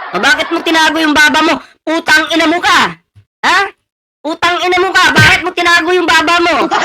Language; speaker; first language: Filipino; non-native, local second language; Cebuano